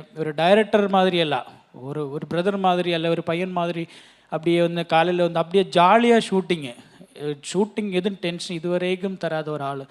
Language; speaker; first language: Tamil; non-native, learner; Malayalam